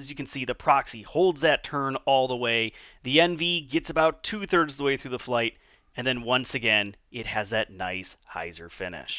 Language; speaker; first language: English; native; English